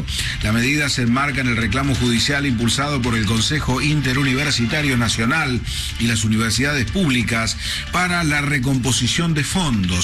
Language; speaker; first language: Spanish; native; Spanish